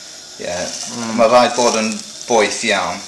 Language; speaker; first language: Welsh; non-native, local second language; English